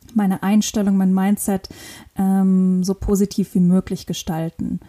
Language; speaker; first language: German; non-native, local second language; Luxembourgish